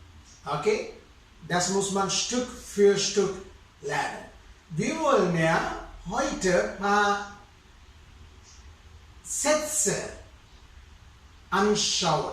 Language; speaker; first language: German; non-native, fluent; Sinhala